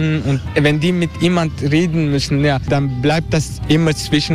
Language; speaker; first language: German; non-native, learner; Turkish